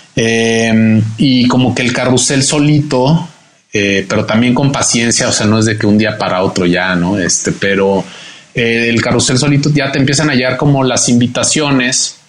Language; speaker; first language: Spanish; native; Spanish